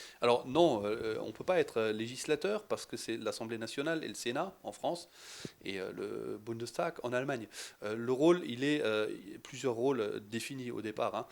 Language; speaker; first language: French; native; French